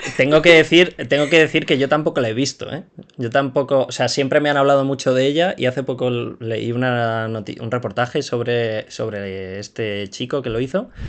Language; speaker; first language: Spanish; native; Spanish